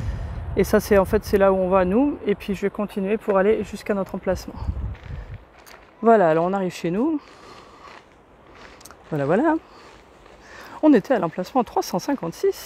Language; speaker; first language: French; native; French